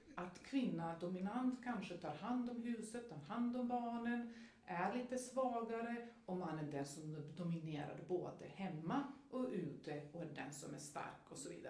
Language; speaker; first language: Swedish; non-native, fluent; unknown